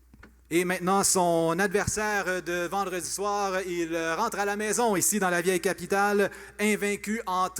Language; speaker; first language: French; native; French